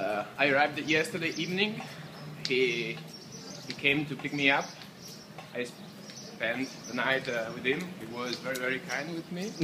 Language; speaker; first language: English; non-native, learner; Italian